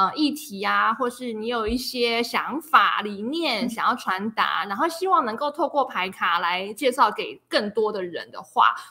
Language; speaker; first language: Chinese; native; Chinese